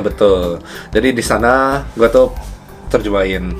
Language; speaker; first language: Indonesian; early bilingual, other home language; Korean